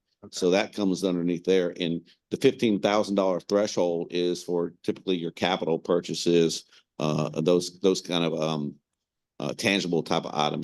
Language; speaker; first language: English; native; English